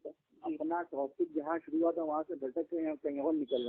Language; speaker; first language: Hindi; native; Hindi